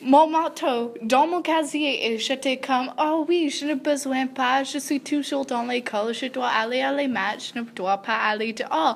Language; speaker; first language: French; non-native, learner; English